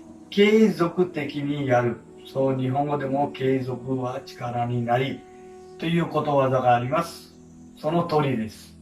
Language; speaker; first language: Japanese; non-native, fluent; Hindi